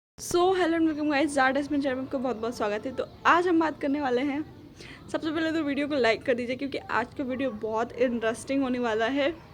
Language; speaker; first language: Hindi; native; Hindi